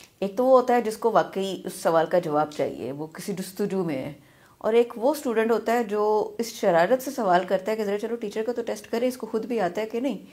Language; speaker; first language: Urdu; non-native, local second language; Punjabi